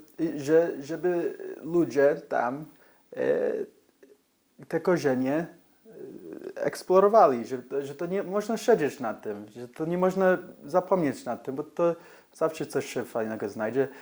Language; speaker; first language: Polish; early bilingual, heritage; English